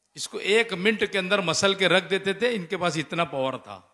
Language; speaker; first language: Hindi; non-native, local second language; Urdu